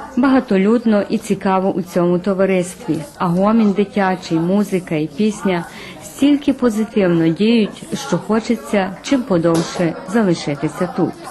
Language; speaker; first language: Ukrainian; early bilingual, heritage; Ukrainian